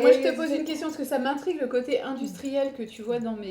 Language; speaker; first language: French; native; French